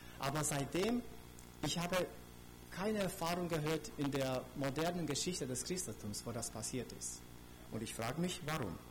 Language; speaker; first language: German; non-native, fluent; Romanian